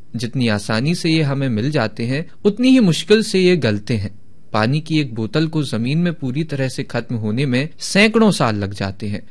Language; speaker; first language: Hindi; native; Hindi